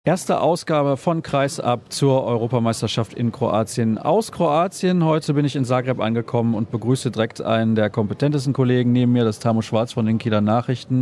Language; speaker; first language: German; native; German